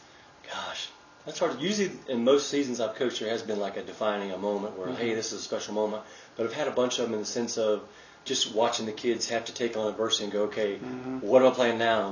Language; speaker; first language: English; native; English